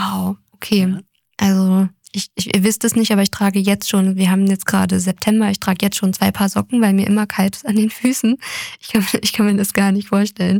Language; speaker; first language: German; native; German